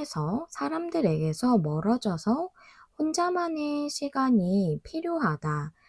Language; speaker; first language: Korean; native; Korean